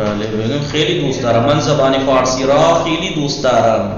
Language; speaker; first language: Persian; non-native, fluent; Urdu